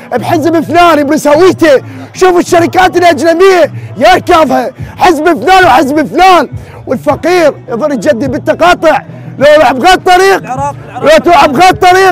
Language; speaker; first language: Arabic; native; Arabic